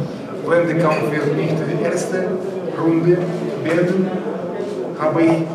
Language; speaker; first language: German; non-native, learner; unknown